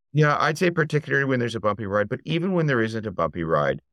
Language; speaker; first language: English; native; English